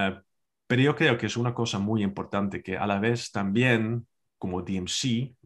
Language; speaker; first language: Spanish; non-native, fluent; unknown